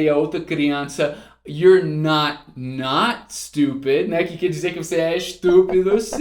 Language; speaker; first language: Portuguese; non-native, fluent; English